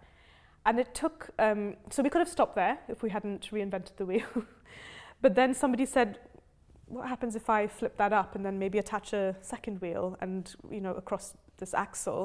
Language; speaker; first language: English; non-native, local second language; Hindi